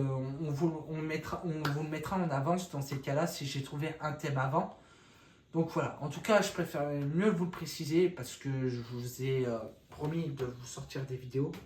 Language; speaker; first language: French; native; French